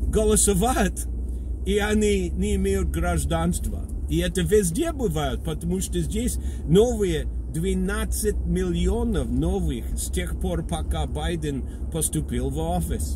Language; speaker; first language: Russian; non-native, fluent; English